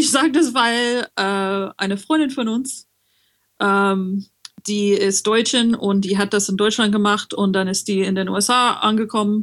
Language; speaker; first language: German; non-native, learner; French